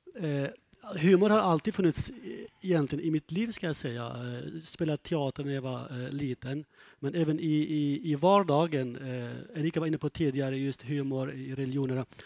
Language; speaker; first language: Swedish; non-native, fluent; Kurdish